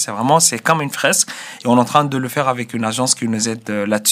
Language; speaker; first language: French; non-native, fluent; Arabic